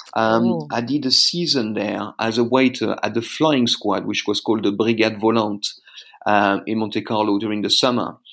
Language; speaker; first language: English; non-native, fluent; French